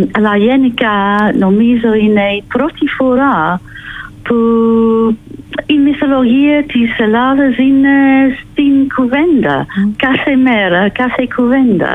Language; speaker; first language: Greek; non-native, fluent; English